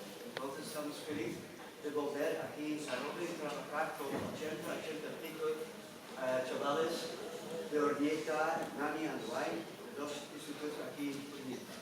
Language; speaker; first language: Spanish; non-native, learner; Dutch